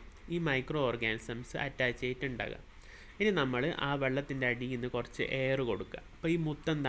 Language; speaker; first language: Malayalam; native; Malayalam